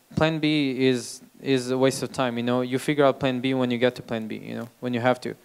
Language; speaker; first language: English; non-native, fluent; Portuguese